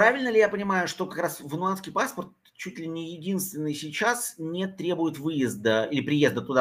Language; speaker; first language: Russian; native; Russian